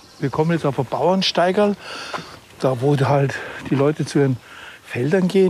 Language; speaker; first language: German; native; German